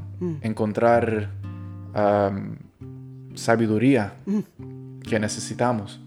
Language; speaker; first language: Spanish; early bilingual, heritage; Spanish